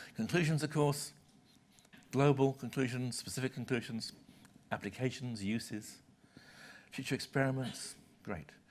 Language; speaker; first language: English; native; English